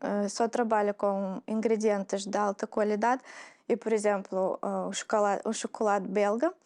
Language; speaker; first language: Portuguese; non-native, fluent; Russian